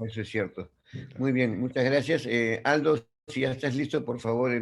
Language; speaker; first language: Spanish; native; Spanish